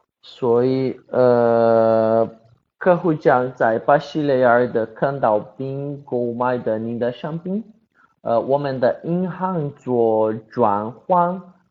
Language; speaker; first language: Chinese; non-native, learner; Portuguese